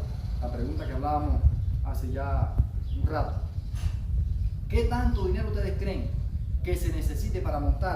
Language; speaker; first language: Spanish; native; Spanish